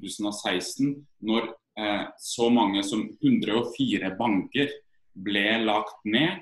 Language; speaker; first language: Norwegian; non-native, fluent; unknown